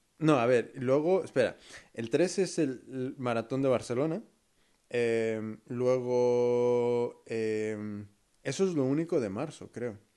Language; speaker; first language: Spanish; early bilingual, heritage; Spanish